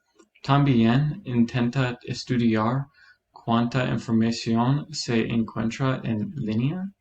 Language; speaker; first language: Spanish; non-native, learner; English